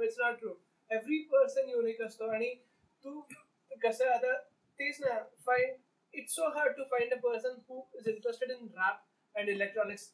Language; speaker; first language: English; non-native, local second language; Marathi